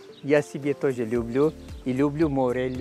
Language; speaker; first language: Russian; non-native, fluent; Turkish